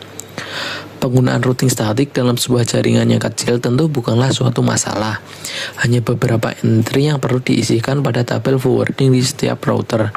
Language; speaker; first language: Indonesian; native; Indonesian